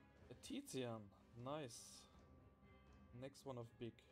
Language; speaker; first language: English; non-native, fluent; German